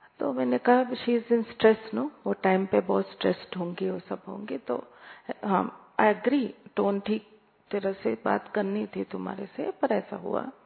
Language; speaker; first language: Hindi; native; Hindi